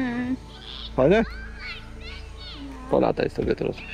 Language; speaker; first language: Polish; native; Polish